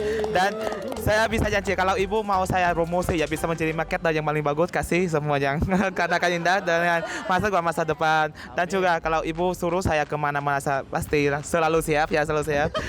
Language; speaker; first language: Indonesian; non-native, learner; Vietnamese